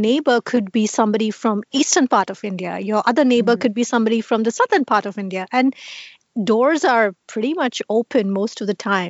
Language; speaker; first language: English; non-native, local second language; Tamil